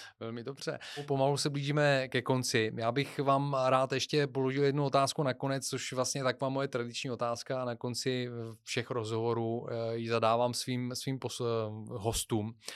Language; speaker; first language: Czech; non-native, fluent; Bulgarian